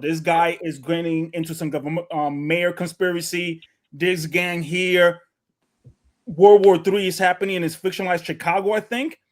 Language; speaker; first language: English; native; English